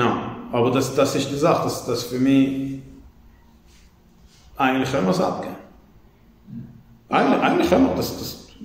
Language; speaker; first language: German; non-native, fluent; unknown